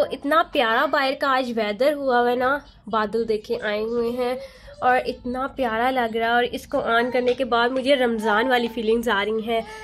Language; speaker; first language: Urdu; native; Urdu